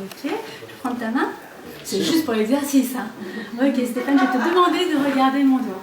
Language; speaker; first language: French; native; French